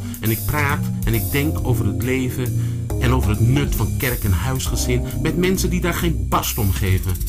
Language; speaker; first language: Dutch; early bilingual, other home language; Sranan Tongo